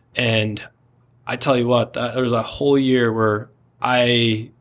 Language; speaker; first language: English; native; English